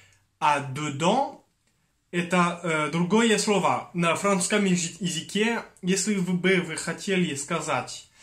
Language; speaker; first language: Russian; non-native, fluent; French